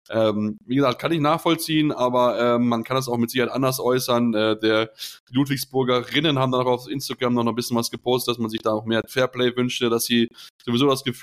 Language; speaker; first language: German; native; German